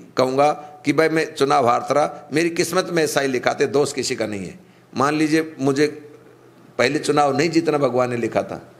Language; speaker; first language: Hindi; native; Hindi